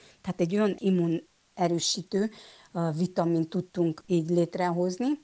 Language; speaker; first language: Hungarian; non-native, local second language; Romanian